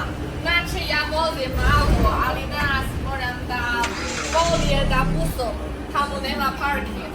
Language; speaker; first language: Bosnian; non-native, learner; Chinese